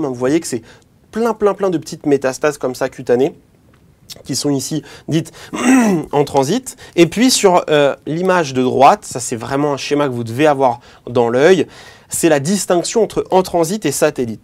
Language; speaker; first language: French; native; French